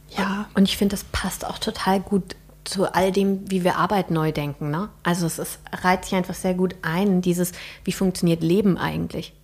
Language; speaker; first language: German; native; German